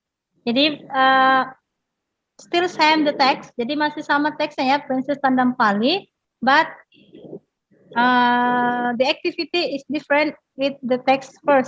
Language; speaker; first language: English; non-native, learner; Indonesian